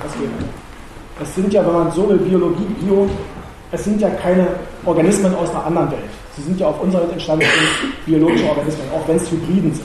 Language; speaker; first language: German; native; German